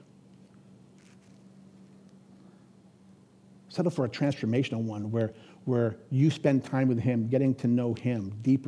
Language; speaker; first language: English; native; English